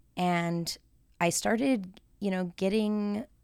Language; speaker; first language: English; native; English